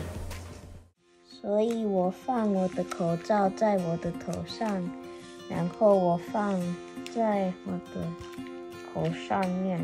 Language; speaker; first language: Chinese; early bilingual, heritage; Chinese